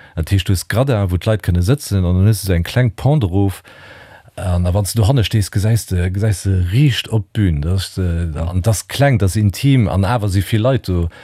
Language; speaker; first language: Luxembourgish; native; Luxembourgish